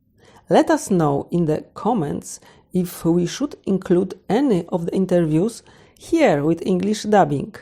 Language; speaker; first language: English; non-native, fluent; Polish